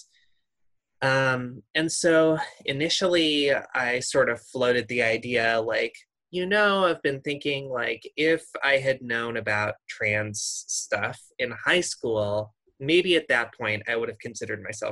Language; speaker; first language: English; native; English